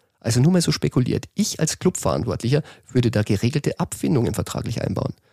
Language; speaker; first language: German; native; German